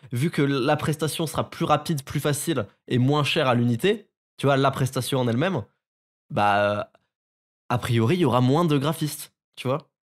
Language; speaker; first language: French; native; French